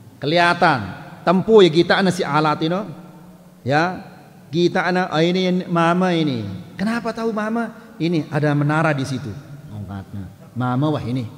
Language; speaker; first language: Malay; non-native, local second language; Sasak